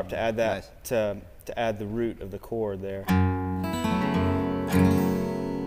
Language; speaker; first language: English; native; English